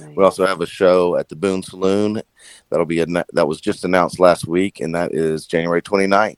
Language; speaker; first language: English; native; English